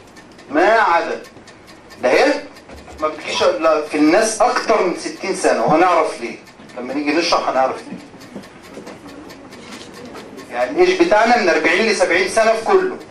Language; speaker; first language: Arabic; native; Arabic